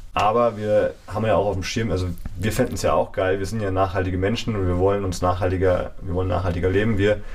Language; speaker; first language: German; native; German